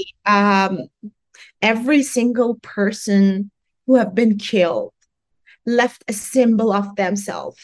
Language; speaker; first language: English; non-native, fluent; Persian